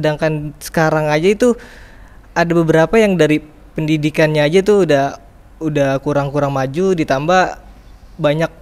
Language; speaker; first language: Indonesian; native; Indonesian